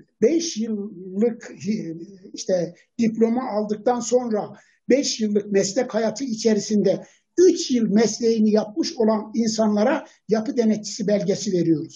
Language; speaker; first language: Turkish; native; Turkish